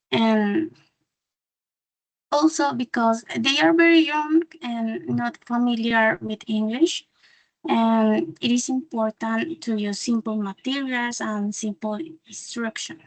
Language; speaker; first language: English; non-native, learner; Spanish